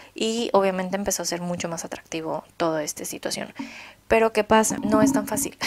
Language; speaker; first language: Spanish; native; Spanish